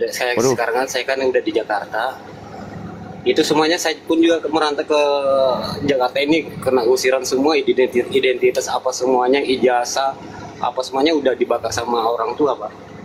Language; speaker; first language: Indonesian; native; Indonesian